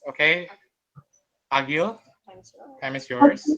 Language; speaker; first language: English; non-native, fluent; Indonesian